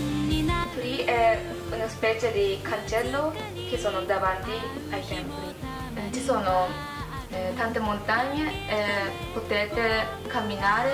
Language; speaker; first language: Italian; non-native, learner; Japanese